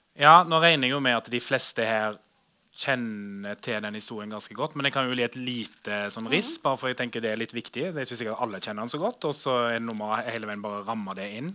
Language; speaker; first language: Norwegian; native; Norwegian